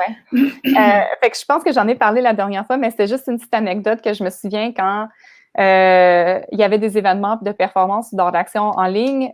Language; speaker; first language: French; native; French